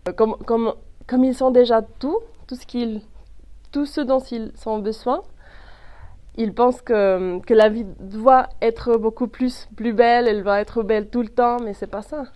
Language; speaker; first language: French; non-native, fluent; Spanish